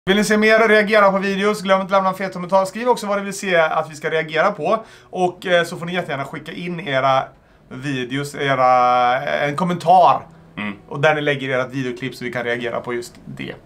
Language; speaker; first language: Swedish; native; Swedish